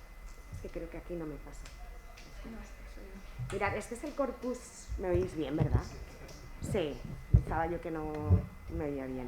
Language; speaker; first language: Spanish; native; Spanish